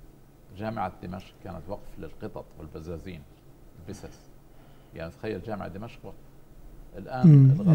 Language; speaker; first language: Arabic; native; Arabic